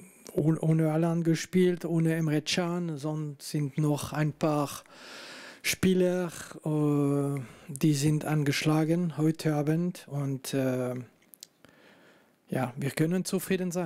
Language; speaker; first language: German; non-native, local second language; French